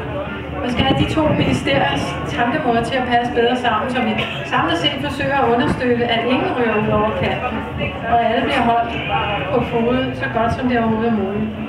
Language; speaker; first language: Danish; native; Danish